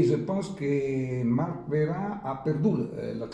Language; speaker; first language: French; non-native, learner; Italian